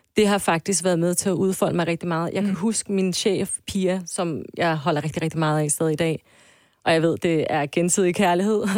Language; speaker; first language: Danish; early bilingual, other home language; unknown